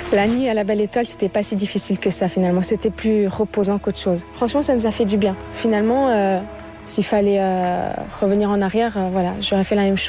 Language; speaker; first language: French; native; French